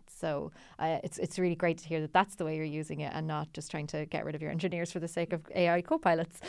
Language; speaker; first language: English; native; English